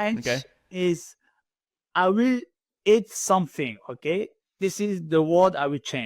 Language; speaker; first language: English; non-native, learner; French